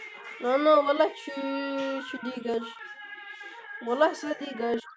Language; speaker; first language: French; native; French